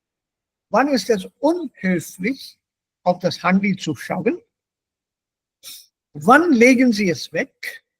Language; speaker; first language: German; non-native, fluent; Hindi